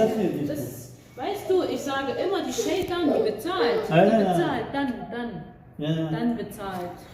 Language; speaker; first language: German; non-native, learner; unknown